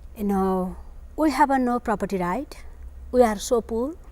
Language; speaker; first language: English; non-native, learner; Nepali